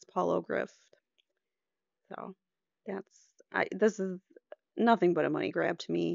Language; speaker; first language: English; native; English